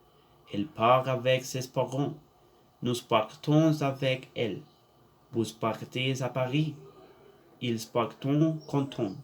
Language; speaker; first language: French; non-native, learner; Spanish